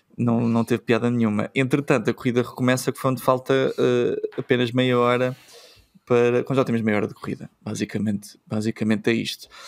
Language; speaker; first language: Portuguese; native; Portuguese